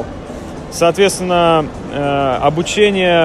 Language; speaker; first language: Russian; native; Russian